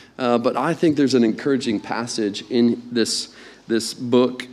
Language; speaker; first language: English; native; English